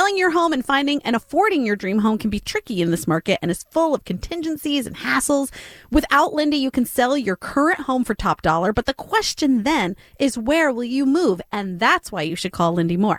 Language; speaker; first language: English; native; English